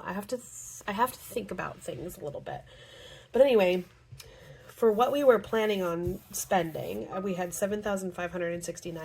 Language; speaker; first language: English; native; English